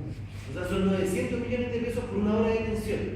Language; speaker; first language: Spanish; native; Spanish